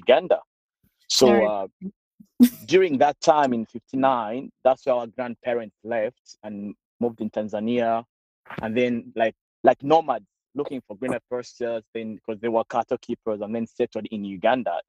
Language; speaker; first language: English; non-native, local second language; Ganda